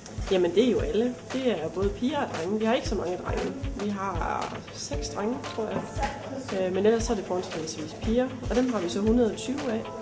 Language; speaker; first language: Danish; native; Danish